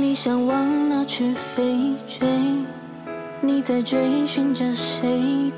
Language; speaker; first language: Chinese; native; Chinese